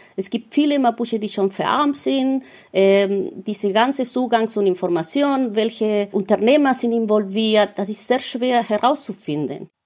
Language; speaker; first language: German; non-native, fluent; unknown